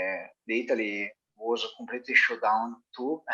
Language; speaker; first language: English; non-native, learner; Italian